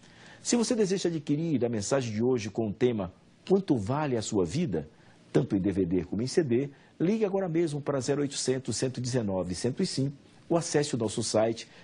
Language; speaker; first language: Portuguese; native; Portuguese